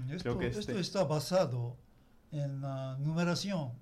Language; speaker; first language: Spanish; non-native, learner; Japanese